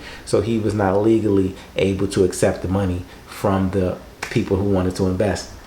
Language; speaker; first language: English; native; English